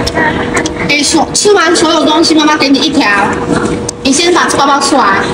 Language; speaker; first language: Chinese; native; Chinese